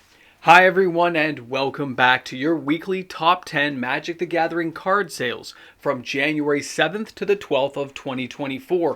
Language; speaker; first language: English; native; English